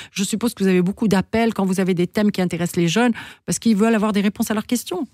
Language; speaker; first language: French; non-native, local second language; Arabic